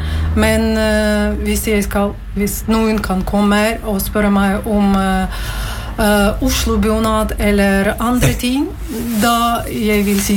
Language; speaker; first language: Norwegian; non-native, learner; Latvian